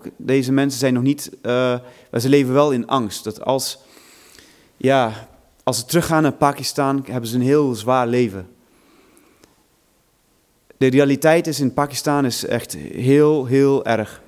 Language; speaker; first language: Dutch; non-native, fluent; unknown